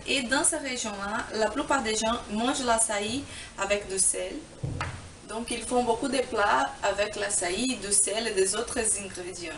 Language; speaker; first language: French; non-native, fluent; Portuguese